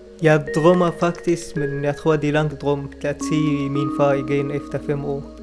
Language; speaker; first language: Danish; non-native, learner; Arabic